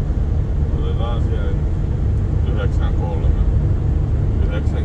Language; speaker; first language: Finnish; native; Finnish